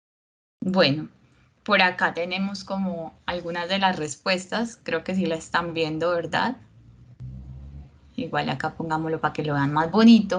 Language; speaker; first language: Spanish; native; Spanish